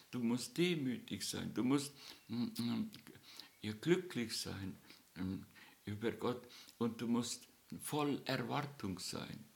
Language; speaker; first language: German; non-native, learner; Estonian